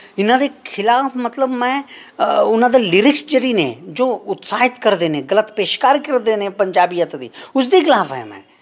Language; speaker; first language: Punjabi; non-native, fluent; Kannada